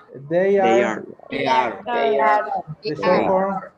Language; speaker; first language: English; non-native, learner; Spanish